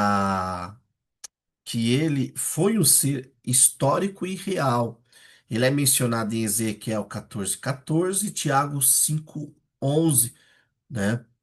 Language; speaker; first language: Portuguese; native; Portuguese